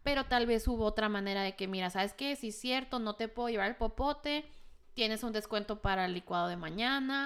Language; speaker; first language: Spanish; native; Spanish